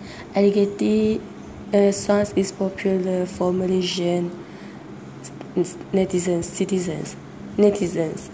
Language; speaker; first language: English; non-native, learner; Malay